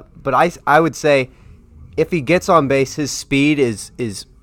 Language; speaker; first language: English; native; English